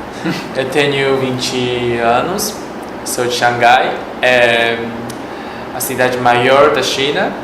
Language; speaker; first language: Portuguese; non-native, fluent; Chinese